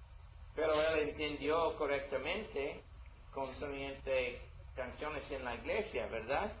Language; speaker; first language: Spanish; non-native, learner; English